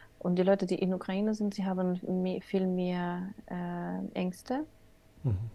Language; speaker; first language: German; non-native, learner; Russian